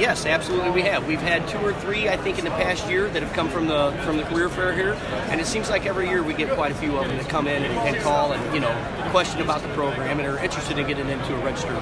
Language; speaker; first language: English; native; English